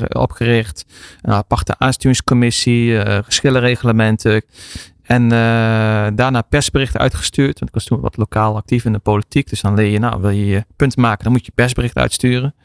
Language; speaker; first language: Dutch; native; Dutch